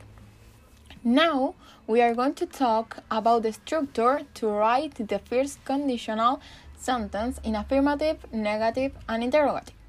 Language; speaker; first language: English; non-native, learner; Spanish